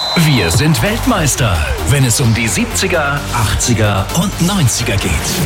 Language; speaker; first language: German; native; German